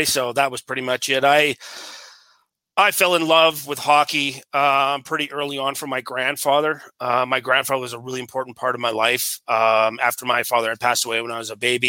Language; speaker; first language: English; native; English